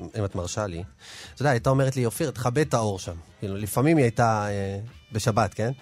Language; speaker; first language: Hebrew; native; Hebrew